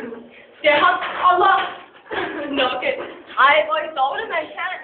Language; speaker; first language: Danish; early bilingual, other home language; Turkish